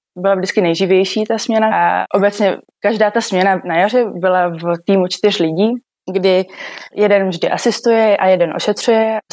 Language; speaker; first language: Czech; native; Czech